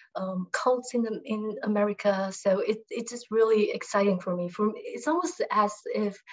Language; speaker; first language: English; non-native, fluent; Chinese